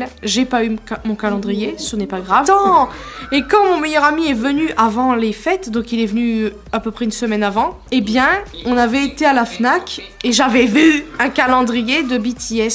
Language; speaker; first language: French; native; French